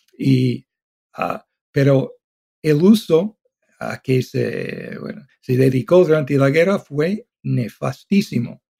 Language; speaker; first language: Spanish; non-native, fluent; English